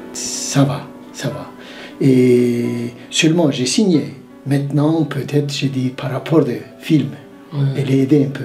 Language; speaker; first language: French; non-native, fluent; Turkish